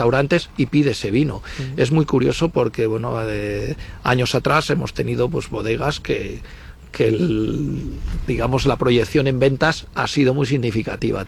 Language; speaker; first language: Spanish; native; Spanish